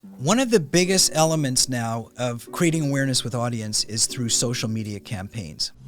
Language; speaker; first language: English; native; English